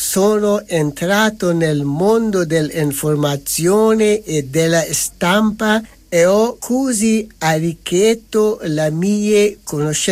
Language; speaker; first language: Italian; non-native, fluent; Persian